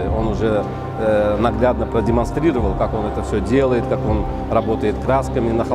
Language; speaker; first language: Russian; native; Russian